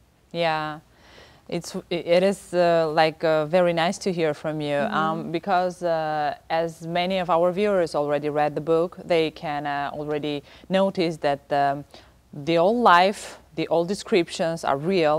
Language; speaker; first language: English; non-native, learner; Armenian